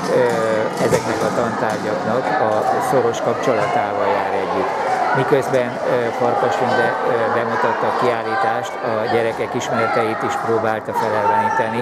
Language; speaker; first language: Hungarian; native; Hungarian